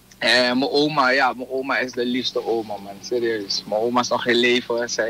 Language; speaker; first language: Dutch; native; Dutch